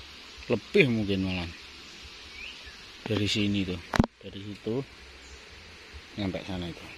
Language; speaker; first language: Indonesian; non-native, local second language; Javanese